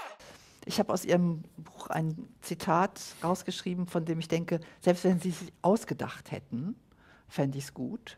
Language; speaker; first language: German; native; German